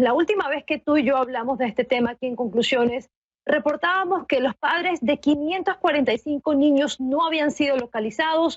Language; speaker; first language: Spanish; native; Spanish